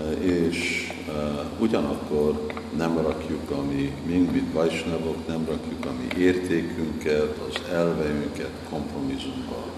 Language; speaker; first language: Hungarian; non-native, fluent; English